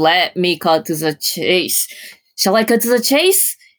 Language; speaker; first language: English; non-native, fluent; Japanese